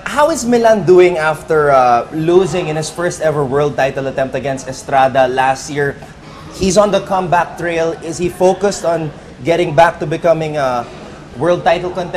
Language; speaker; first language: English; non-native, local second language; Filipino